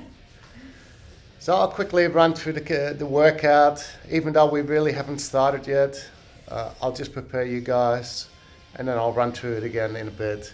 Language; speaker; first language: English; non-native, fluent; Dutch